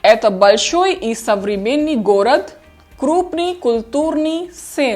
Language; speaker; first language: Russian; non-native, fluent; Hindi